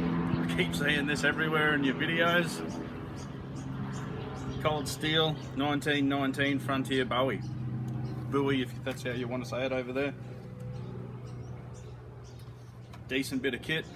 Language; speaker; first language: English; native; English